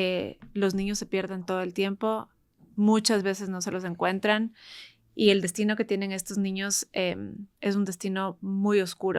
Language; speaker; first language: Spanish; native; Spanish